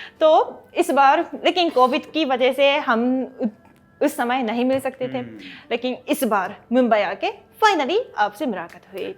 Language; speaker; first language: Hindi; non-native, fluent; Japanese